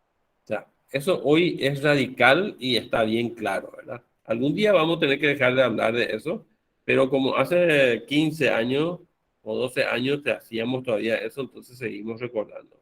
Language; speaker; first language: Spanish; native; Spanish